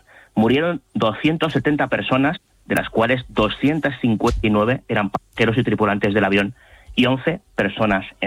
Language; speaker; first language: Spanish; native; Spanish